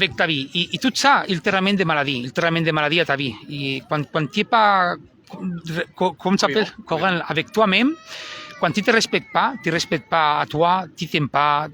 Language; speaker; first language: French; non-native, learner; Spanish